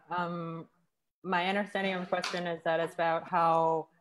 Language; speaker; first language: English; non-native, fluent; Chinese